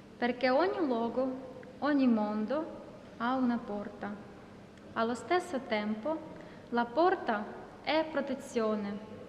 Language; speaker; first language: Italian; non-native, fluent; Ukrainian